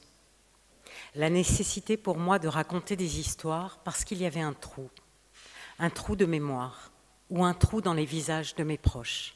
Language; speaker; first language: French; native; French